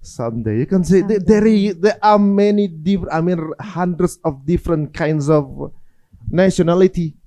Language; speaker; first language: English; non-native, fluent; Indonesian